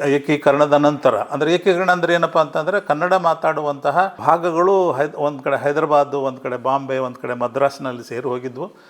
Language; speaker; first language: Kannada; non-native, local second language; Urdu